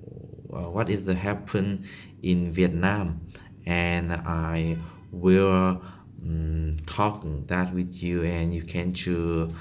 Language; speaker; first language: English; non-native, learner; Vietnamese